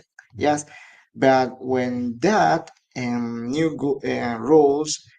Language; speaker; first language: English; non-native, learner; Spanish